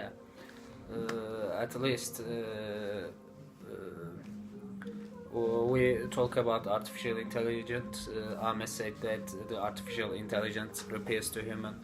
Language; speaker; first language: English; non-native, learner; Turkish